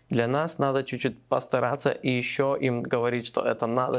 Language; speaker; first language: Russian; non-native, learner; Lithuanian